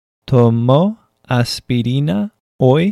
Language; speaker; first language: Spanish; non-native, fluent; English